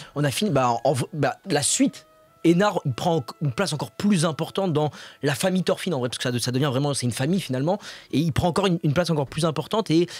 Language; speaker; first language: French; native; French